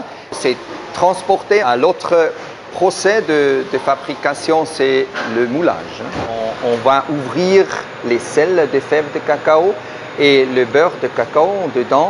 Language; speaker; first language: French; non-native, local second language; German